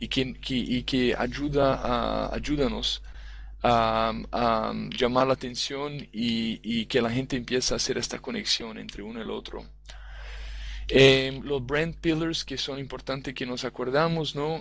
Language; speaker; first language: Spanish; non-native, fluent; Portuguese